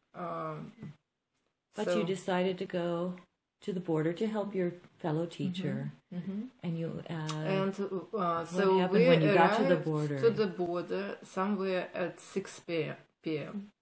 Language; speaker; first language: English; non-native, fluent; Ukrainian